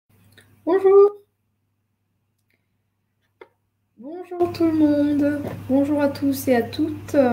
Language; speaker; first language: French; non-native, fluent; Spanish